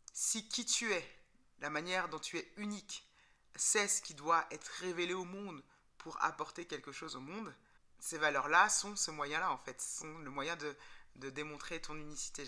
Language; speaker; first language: French; native; French